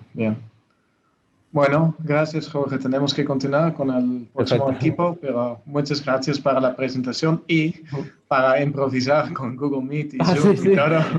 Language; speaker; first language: Spanish; non-native, learner; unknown